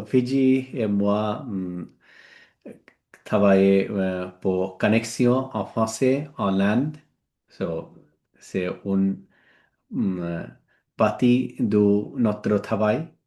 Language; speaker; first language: French; non-native, learner; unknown